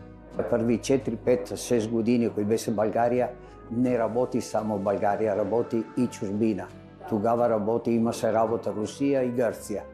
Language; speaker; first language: Bulgarian; non-native, learner; Italian